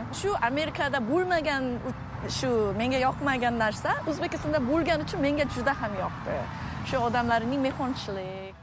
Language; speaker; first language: Uzbek; non-native, fluent; Korean